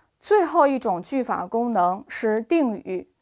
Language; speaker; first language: Chinese; native; Chinese